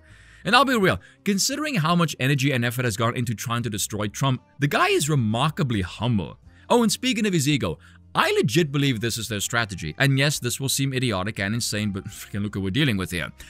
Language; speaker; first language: English; native; English